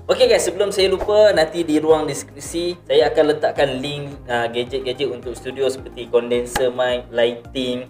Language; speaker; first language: Malay; native; Malay